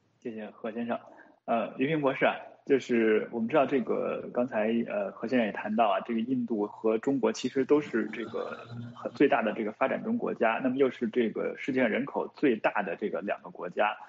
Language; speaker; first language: Chinese; native; Chinese